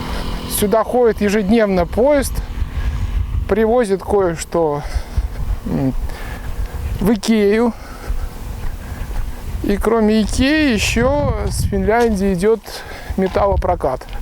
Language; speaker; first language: Russian; native; Russian